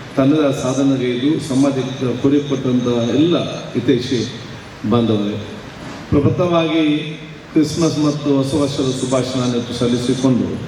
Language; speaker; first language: Kannada; non-native, local second language; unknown